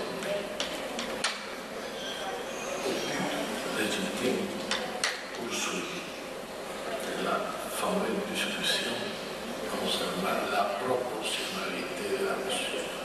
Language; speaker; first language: French; non-native, fluent; Spanish